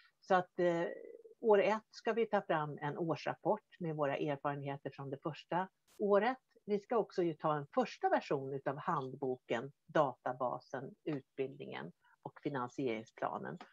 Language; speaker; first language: Swedish; native; Swedish